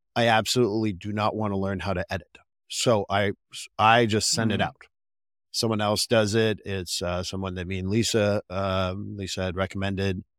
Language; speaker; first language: English; non-native, fluent; French